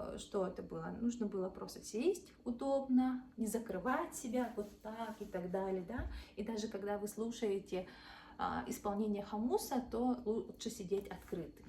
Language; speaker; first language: Russian; non-native, local second language; Yakut